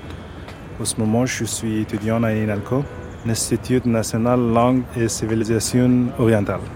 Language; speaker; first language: French; non-native, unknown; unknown